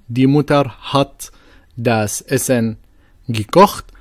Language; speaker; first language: German; non-native, fluent; Arabic